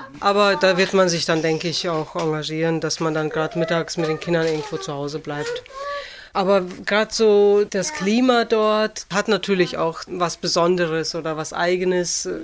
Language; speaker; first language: German; early bilingual, other home language; Russian